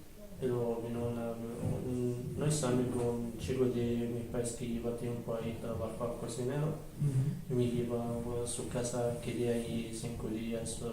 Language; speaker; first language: Spanish; non-native, learner; Arabic